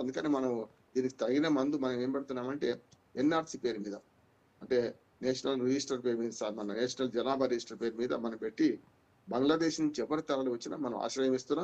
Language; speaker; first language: Telugu; native; Telugu